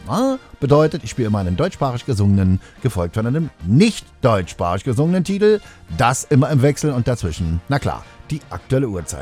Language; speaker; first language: German; native; German